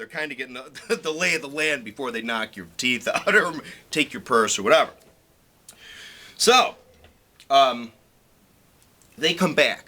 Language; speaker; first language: English; native; English